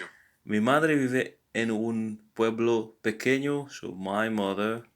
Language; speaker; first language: Spanish; non-native, learner; English